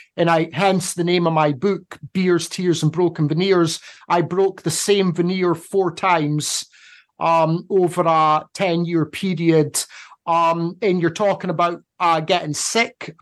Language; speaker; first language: English; native; English